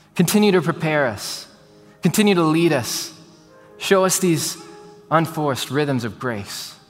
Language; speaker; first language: English; native; English